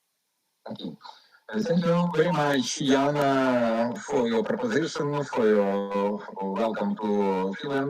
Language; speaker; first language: English; non-native, learner; Ukrainian